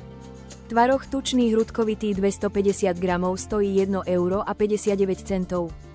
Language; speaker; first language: Slovak; native; Slovak